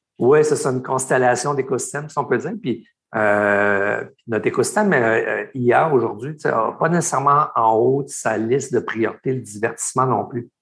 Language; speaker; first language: French; native; French